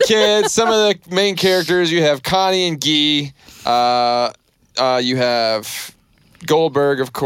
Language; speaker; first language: English; native; English